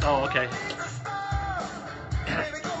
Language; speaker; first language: English; native; English